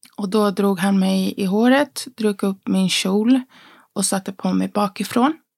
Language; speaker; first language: Swedish; early bilingual, other home language; Spanish